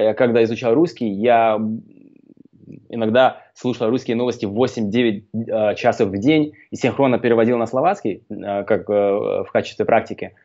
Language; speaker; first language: Russian; non-native, fluent; Slovak